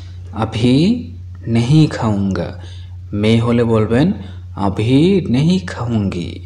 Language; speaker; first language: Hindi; non-native, fluent; Bangla